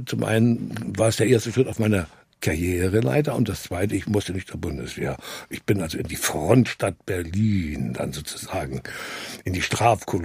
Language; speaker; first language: German; native; German